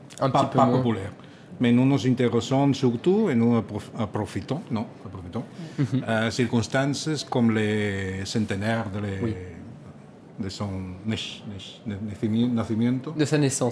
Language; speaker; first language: French; non-native, learner; Catalan